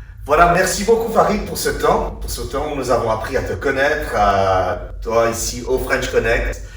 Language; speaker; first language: French; native; French